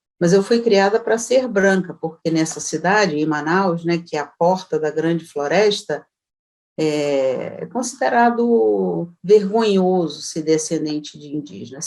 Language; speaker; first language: Portuguese; native; Portuguese